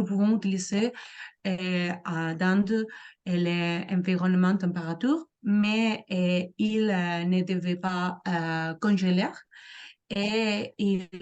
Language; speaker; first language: French; non-native, learner; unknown